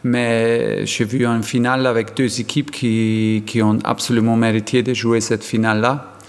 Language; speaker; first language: French; non-native, fluent; German